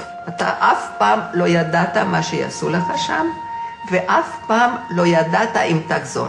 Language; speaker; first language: Hebrew; non-native, fluent; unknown